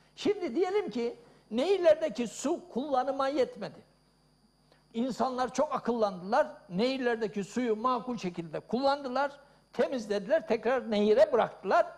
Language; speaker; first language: Turkish; native; Turkish